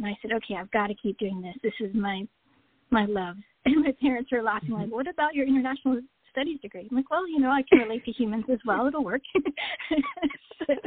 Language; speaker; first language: English; native; English